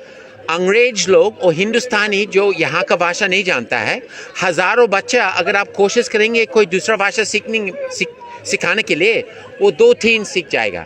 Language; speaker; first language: Hindi; non-native, fluent; English